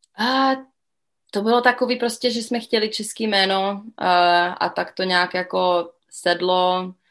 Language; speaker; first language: Czech; early bilingual, other home language; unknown